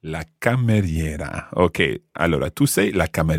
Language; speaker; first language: Italian; non-native, fluent; English